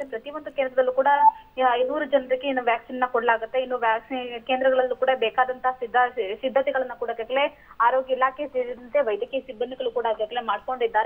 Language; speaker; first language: Kannada; native; Kannada